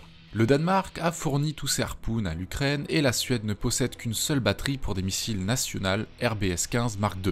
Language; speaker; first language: French; native; French